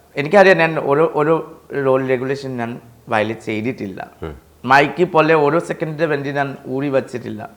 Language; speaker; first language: Malayalam; non-native, fluent; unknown